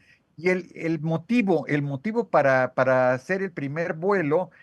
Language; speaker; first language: Spanish; native; Spanish